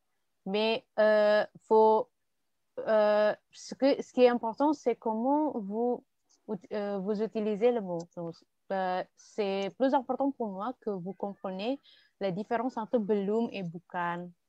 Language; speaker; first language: French; non-native, fluent; Indonesian